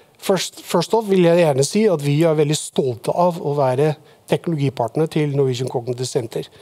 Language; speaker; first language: Norwegian; non-native, fluent; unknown